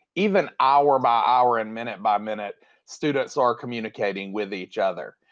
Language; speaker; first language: English; native; English